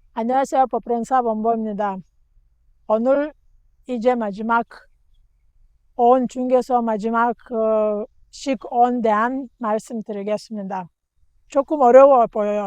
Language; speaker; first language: Korean; non-native, learner; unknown